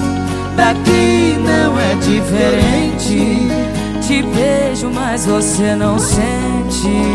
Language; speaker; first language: Portuguese; native; Portuguese